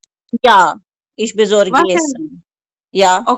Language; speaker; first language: German; non-native, learner; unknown